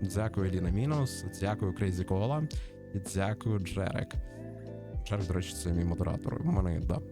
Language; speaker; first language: Ukrainian; non-native, local second language; Russian